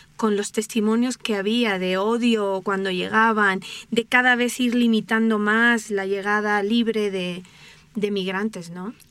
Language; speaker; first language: Spanish; native; Spanish